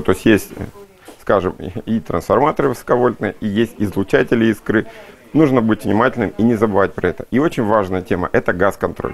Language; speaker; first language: Russian; native; Russian